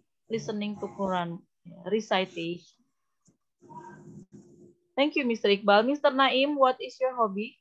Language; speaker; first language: English; non-native, fluent; Indonesian